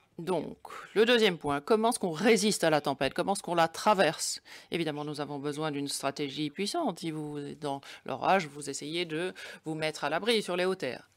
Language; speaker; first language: French; non-native, fluent; German